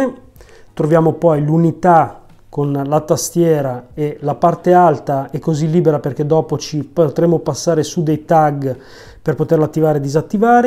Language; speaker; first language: Italian; native; Italian